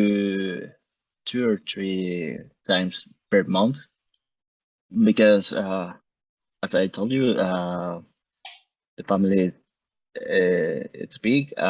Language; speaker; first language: English; non-native, learner; Spanish